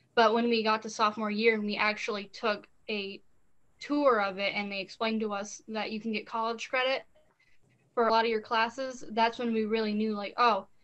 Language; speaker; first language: English; native; English